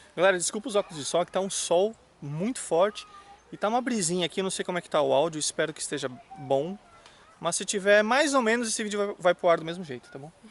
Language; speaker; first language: Portuguese; native; Portuguese